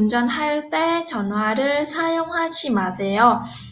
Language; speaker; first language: Korean; non-native, fluent; Vietnamese